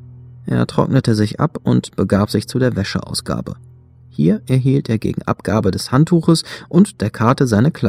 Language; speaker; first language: German; native; German